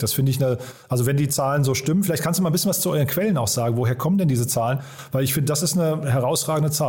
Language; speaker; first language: German; native; German